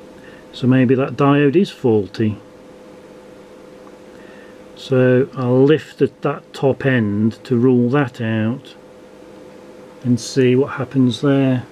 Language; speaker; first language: English; native; English